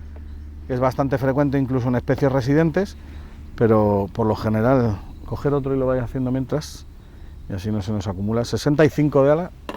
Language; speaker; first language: Spanish; native; Spanish